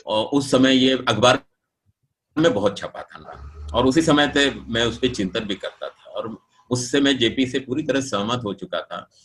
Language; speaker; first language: Hindi; non-native, local second language; Marathi